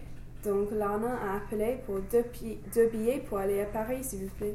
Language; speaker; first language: French; non-native, learner; English